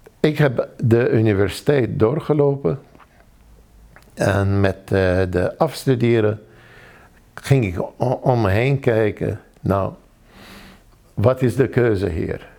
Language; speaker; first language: Dutch; non-native, fluent; Arabic